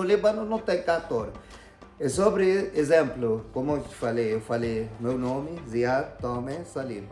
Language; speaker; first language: Portuguese; non-native, fluent; Arabic